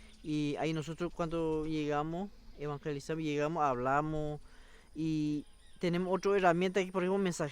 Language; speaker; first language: Spanish; non-native, local second language; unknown